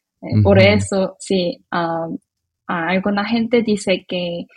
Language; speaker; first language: Spanish; non-native, fluent; Korean